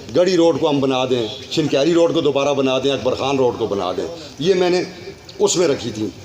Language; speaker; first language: Urdu; non-native, local second language; Northern Hindko